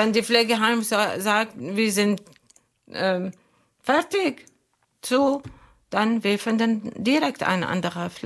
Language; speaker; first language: German; non-native, fluent; Arabic